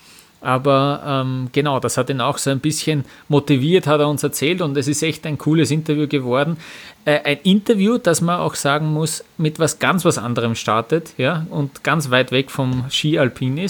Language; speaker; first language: German; native; German